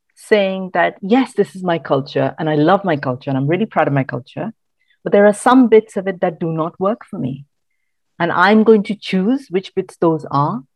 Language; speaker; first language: English; non-native, local second language; Malayalam